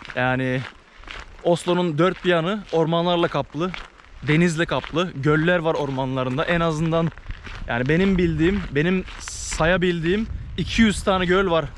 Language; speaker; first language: Turkish; early bilingual, heritage; Norwegian